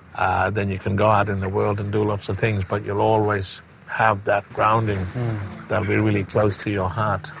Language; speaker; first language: English; native; English